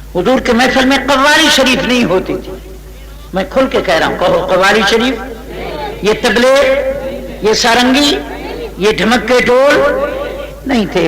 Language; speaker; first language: Urdu; non-native, local second language; Saraiki